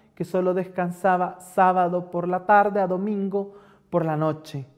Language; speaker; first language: Spanish; native; Spanish